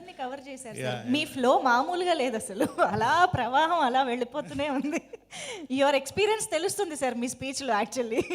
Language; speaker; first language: Telugu; native; Telugu